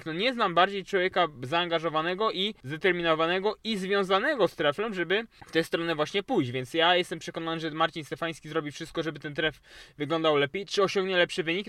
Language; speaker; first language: Polish; native; Polish